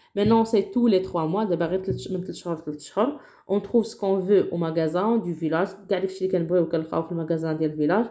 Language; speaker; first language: French; non-native, local second language; Arabic